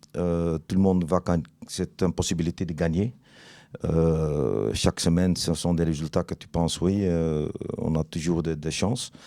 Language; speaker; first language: French; non-native, learner; Dutch